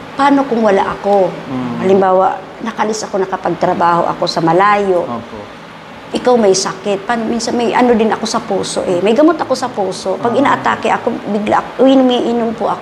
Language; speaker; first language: Filipino; non-native, local second language; Bikol